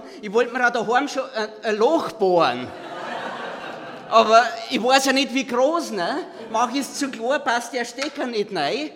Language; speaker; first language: German; native; German